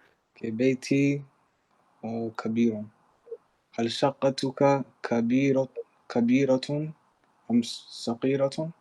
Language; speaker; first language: Arabic; non-native, learner; English